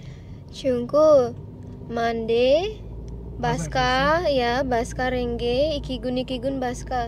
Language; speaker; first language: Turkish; non-native, learner; Indonesian